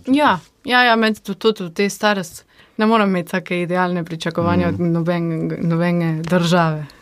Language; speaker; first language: Slovenian; early bilingual, heritage; Slovenian